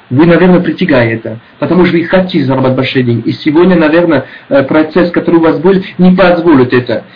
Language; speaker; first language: Russian; non-native, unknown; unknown